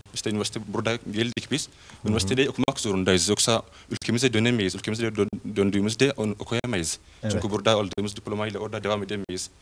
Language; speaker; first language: Turkish; non-native, fluent; Oromo